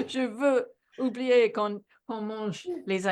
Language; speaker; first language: French; non-native, fluent; English